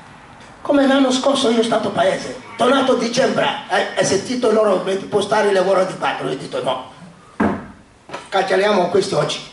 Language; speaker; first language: Italian; non-native, learner; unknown